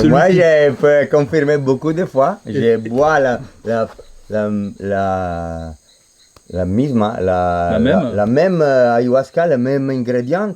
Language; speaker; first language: French; non-native, fluent; Spanish